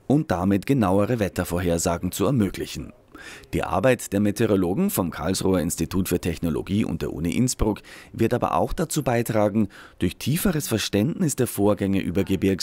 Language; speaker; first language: German; native; German